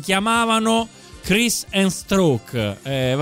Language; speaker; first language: Italian; native; Italian